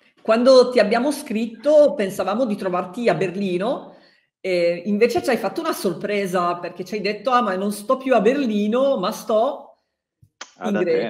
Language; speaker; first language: Italian; native; Italian